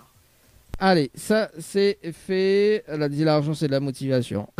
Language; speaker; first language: French; native; French